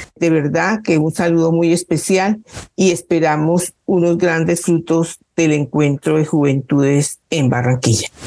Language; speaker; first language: Spanish; native; Spanish